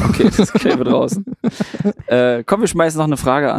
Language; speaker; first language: German; native; German